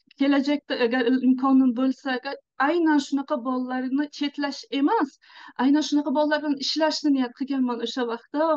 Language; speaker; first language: Uzbek; non-native, local second language; Tajik